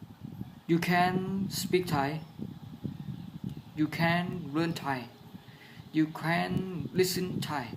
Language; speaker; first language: English; non-native, learner; Thai